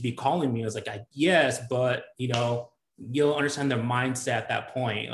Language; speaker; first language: English; native; English